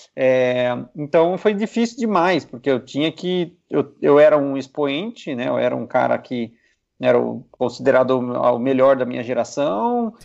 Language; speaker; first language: Portuguese; native; Portuguese